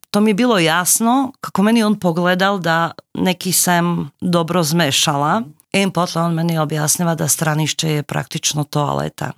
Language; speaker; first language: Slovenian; non-native, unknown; Slovak